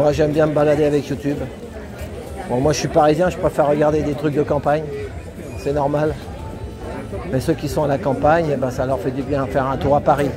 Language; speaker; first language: French; native; French